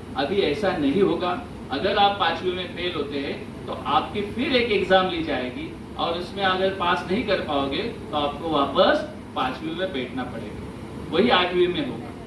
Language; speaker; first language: Hindi; non-native, local second language; Marathi